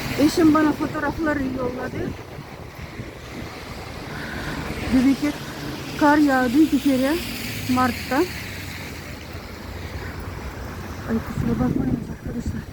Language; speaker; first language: Turkish; non-native, fluent; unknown